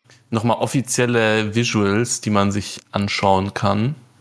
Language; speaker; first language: German; native; German